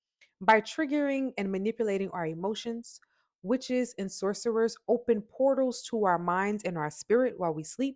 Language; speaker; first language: English; native; English